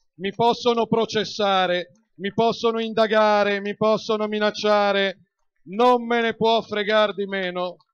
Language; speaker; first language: Italian; native; Italian